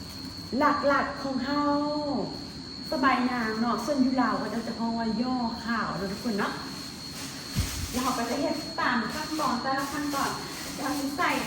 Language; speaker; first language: Thai; non-native, local second language; Lao